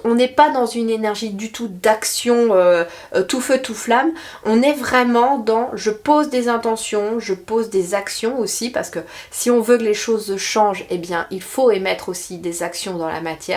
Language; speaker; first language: French; native; French